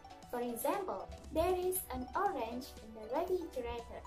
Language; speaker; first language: English; non-native, learner; Indonesian